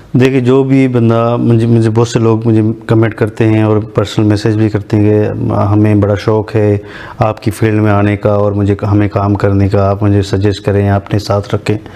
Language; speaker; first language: Urdu; non-native, local second language; Sindhi